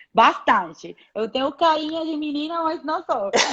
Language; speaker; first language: Portuguese; non-native, fluent; Spanish